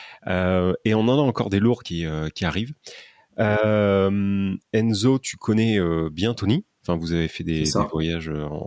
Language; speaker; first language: French; native; French